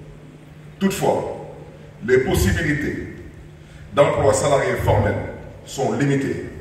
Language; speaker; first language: French; non-native, local second language; Wolof